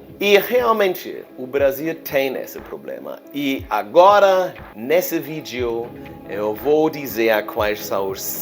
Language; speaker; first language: Portuguese; non-native, fluent; German